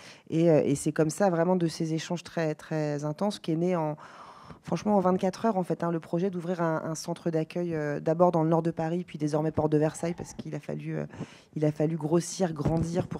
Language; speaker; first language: French; native; French